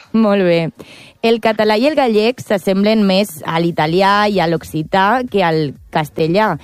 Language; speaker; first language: Catalan; native; Catalan